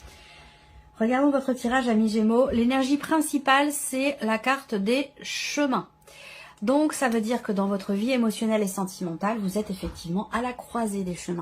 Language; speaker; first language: French; native; French